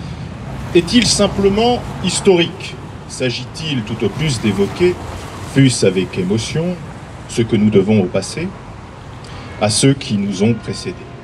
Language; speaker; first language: French; native; French